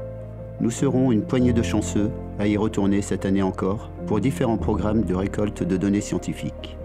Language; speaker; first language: French; native; French